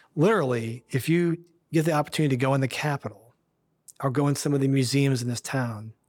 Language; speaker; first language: English; native; English